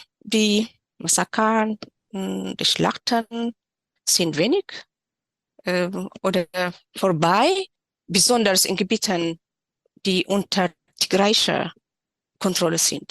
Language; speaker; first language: German; non-native, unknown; Tigrinya